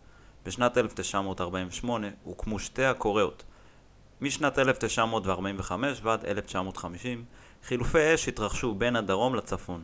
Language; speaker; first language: Hebrew; native; Hebrew